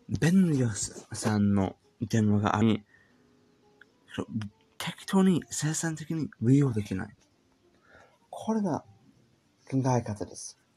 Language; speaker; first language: Japanese; non-native, learner; English